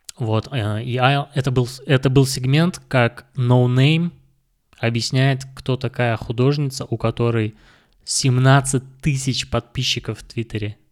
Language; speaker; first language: Russian; non-native, local second language; Kazakh